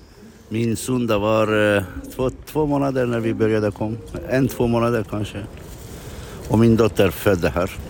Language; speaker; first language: Swedish; non-native, fluent; Kurdish